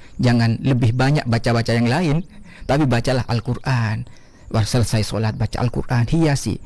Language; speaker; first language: Indonesian; non-native, local second language; Madurese